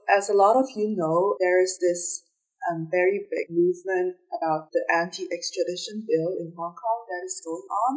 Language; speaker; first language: English; non-native, local second language; Cantonese